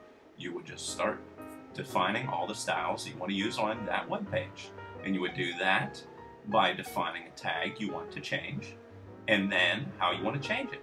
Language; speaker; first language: English; native; English